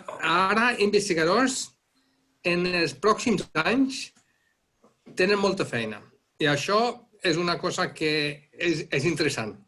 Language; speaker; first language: Catalan; non-native, fluent; Dutch